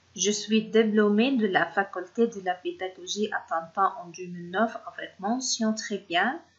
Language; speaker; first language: French; non-native, fluent; Arabic